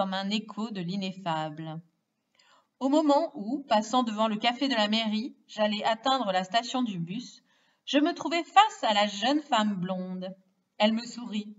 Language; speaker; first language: French; native; French